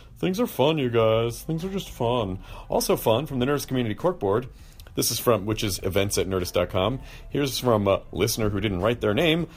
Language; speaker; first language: English; native; English